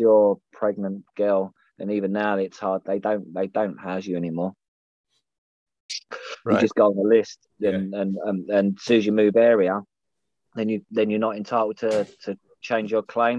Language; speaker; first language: English; native; English